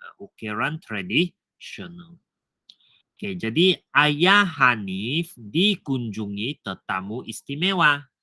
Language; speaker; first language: Malay; non-native, local second language; Chinese